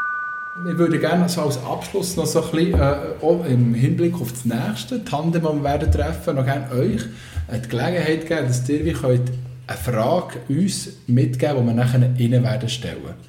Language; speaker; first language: German; native; German